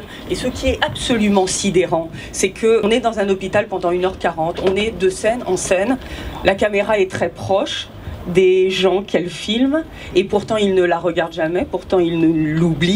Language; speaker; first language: French; native; French